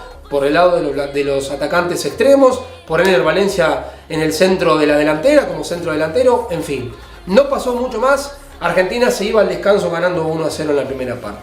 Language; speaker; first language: Spanish; native; Spanish